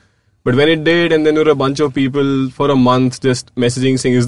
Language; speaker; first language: English; non-native, local second language; Gujarati